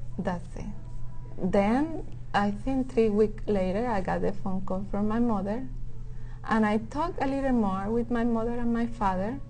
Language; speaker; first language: English; non-native, local second language; Spanish